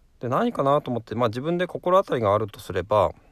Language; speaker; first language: Japanese; native; Japanese